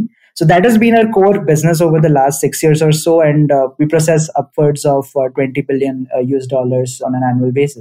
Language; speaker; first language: English; non-native, local second language; Hindi